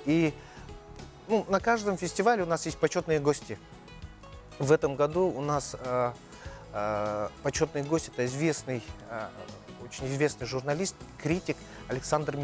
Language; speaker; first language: Russian; non-native, local second language; Yakut